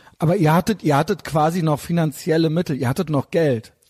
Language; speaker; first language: German; native; German